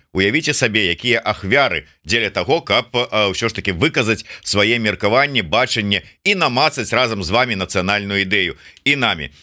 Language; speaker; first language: Belarusian; non-native, local second language; Russian